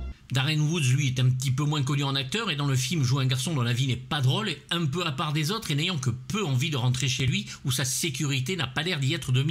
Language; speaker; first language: French; native; French